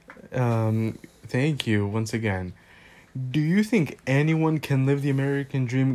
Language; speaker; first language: English; early bilingual, other home language; Spanish